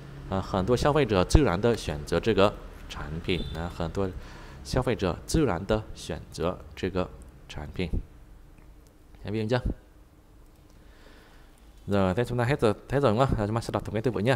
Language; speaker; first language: Chinese; non-native, fluent; Vietnamese